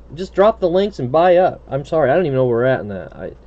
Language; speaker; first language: English; native; English